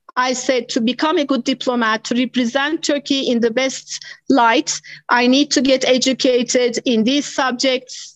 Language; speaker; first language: English; non-native, fluent; Turkish